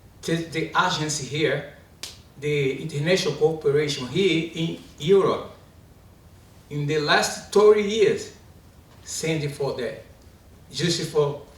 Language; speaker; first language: English; non-native, learner; Portuguese